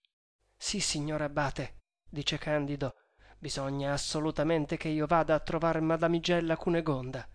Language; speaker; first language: Italian; native; Italian